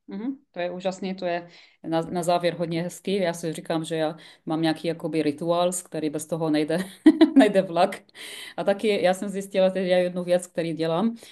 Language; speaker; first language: Czech; non-native, fluent; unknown